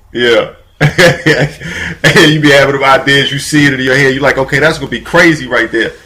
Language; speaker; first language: English; native; English